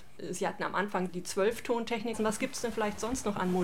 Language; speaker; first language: German; native; German